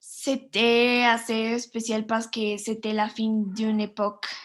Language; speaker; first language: French; non-native, learner; Spanish